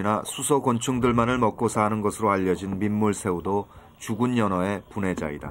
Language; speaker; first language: Korean; native; Korean